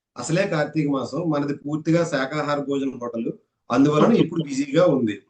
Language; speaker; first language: Hindi; non-native, learner; Telugu